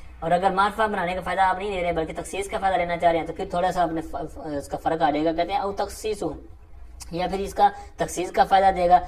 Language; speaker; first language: Urdu; non-native, local second language; Punjabi